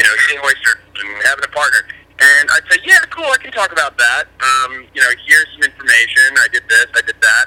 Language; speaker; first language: English; native; English